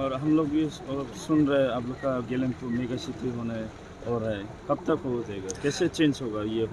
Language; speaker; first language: Hindi; non-native, local second language; Bodo